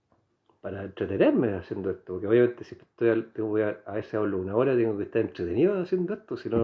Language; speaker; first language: Spanish; native; Spanish